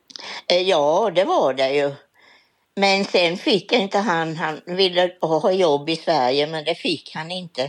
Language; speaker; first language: Swedish; native; Swedish